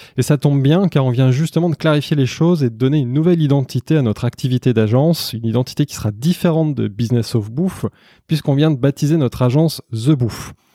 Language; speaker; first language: French; native; French